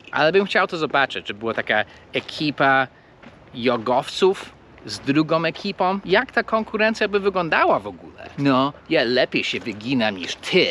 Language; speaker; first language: Polish; non-native, fluent; English